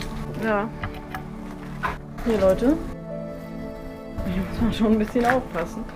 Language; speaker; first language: German; native; German